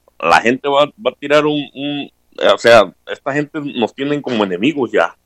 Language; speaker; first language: Spanish; native; Spanish